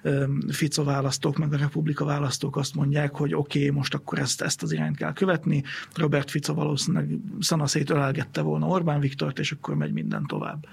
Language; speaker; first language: Hungarian; native; Hungarian